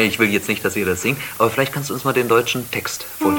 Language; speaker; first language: German; native; German